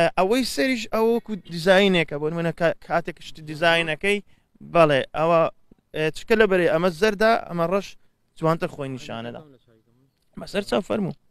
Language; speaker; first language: Central Kurdish; early bilingual, heritage; Central Kurdish